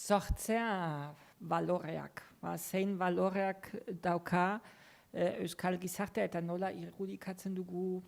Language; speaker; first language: Basque; non-native, fluent; German